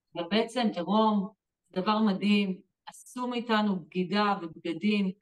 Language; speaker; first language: Hebrew; native; Hebrew